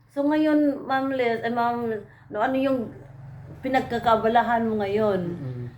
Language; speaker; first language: Filipino; non-native, local second language; Cebuano